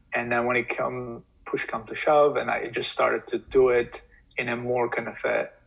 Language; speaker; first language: English; non-native, fluent; Turkish